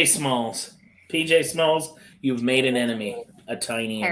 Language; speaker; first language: English; native; English